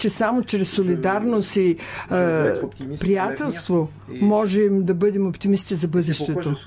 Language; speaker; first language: Bulgarian; native; Bulgarian